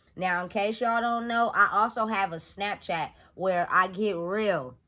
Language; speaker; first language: English; native; English